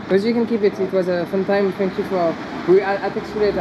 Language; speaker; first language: English; non-native, learner; French